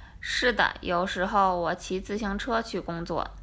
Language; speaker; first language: Chinese; non-native, learner; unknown